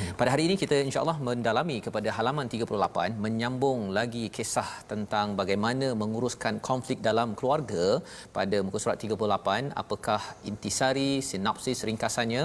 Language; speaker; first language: Malay; native; Malay